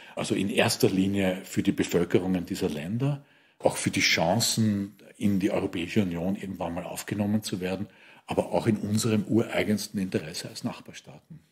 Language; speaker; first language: German; native; German